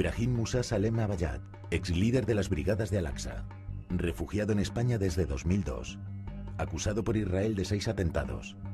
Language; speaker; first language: Spanish; native; Spanish